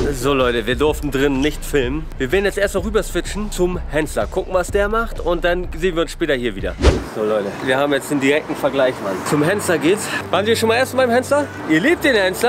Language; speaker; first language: German; native; German